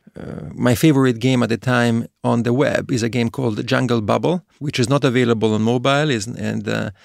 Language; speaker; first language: English; non-native, fluent; Italian